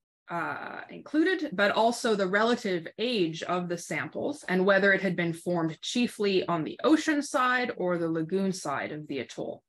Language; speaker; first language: English; native; English